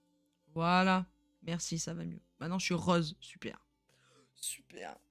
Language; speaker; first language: French; native; French